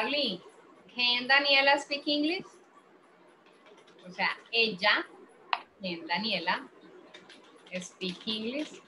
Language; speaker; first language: English; non-native, fluent; Spanish